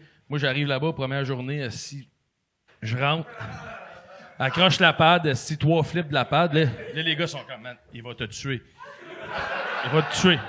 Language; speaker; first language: French; native; French